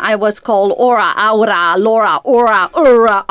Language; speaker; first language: English; non-native, fluent; Romanian